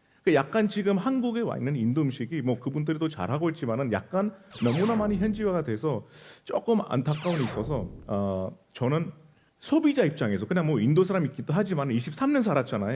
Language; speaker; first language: Korean; non-native, fluent; Hindi